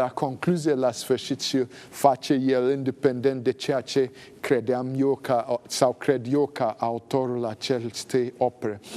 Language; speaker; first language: Romanian; non-native, fluent; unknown